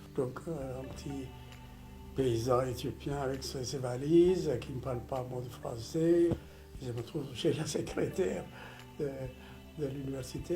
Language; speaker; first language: French; non-native, fluent; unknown